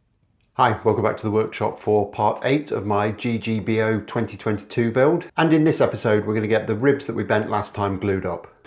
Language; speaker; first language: English; native; English